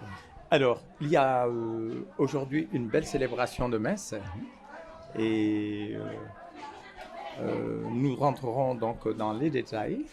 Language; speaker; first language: French; non-native, local second language; Wolof